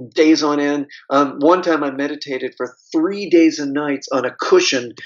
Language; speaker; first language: English; native; English